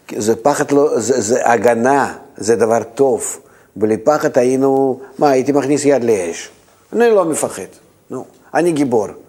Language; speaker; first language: Hebrew; non-native, fluent; Russian